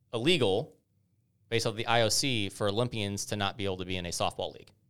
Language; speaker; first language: English; native; English